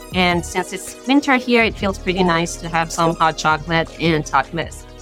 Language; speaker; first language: English; non-native, fluent; Persian